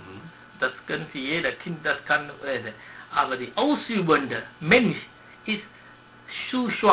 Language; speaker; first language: German; non-native, learner; Sinhala